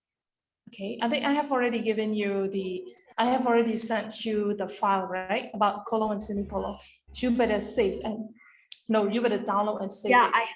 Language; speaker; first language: English; non-native, learner; Burmese